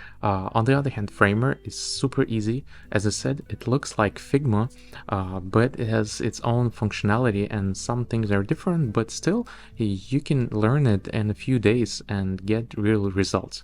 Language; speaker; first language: English; non-native, fluent; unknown